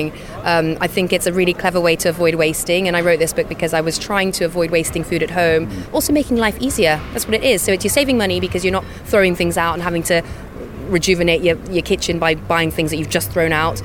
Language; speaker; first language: English; native; English